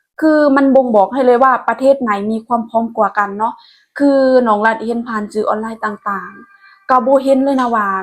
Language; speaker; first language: Thai; non-native, local second language; Lao